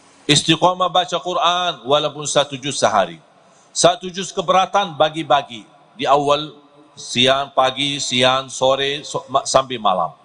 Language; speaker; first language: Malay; non-native, fluent; Arabic